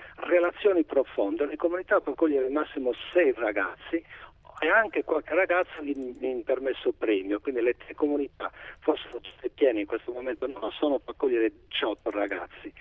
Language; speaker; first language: Italian; native; Italian